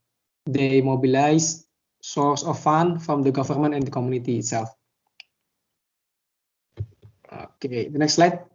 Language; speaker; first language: English; non-native, learner; Indonesian